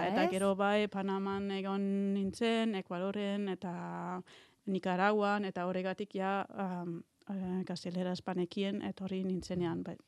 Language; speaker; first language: Basque; non-native, learner; German